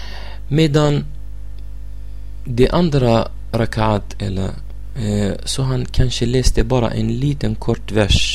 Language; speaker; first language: Swedish; non-native, fluent; Arabic